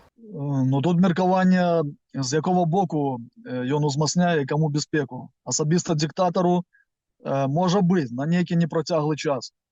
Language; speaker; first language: Belarusian; non-native, local second language; Russian